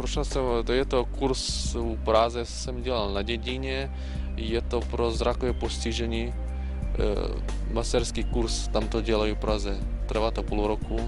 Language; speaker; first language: Czech; non-native, learner; Ukrainian